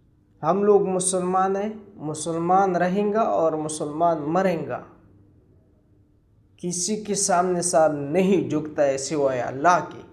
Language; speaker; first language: Hindi; non-native, local second language; Pashto